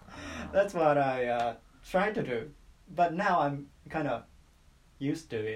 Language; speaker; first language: English; non-native, fluent; Japanese